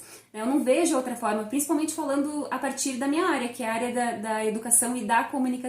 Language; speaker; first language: Portuguese; native; Portuguese